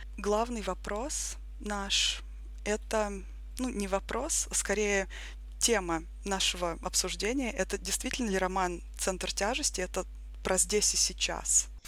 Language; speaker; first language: Russian; native; Russian